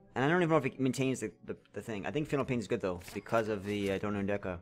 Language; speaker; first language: English; native; English